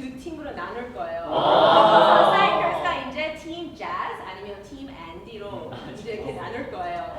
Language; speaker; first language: Korean; early bilingual, heritage; English